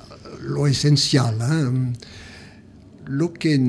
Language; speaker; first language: Catalan; early bilingual, heritage; Catalan